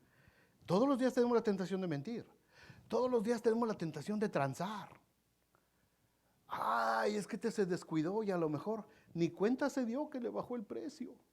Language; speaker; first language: Spanish; native; Spanish